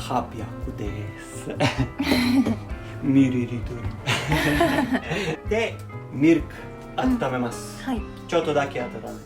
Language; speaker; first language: Japanese; non-native, learner; Serbian